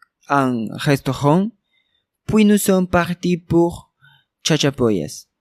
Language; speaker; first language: French; non-native, learner; Spanish